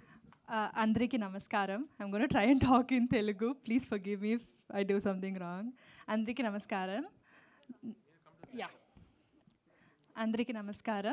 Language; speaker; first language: Telugu; non-native, learner; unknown